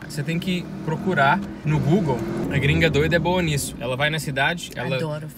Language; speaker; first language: Portuguese; native; Portuguese